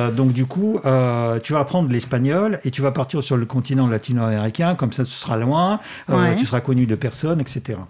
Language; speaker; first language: French; non-native, fluent; Russian